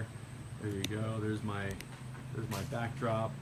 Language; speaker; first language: English; native; English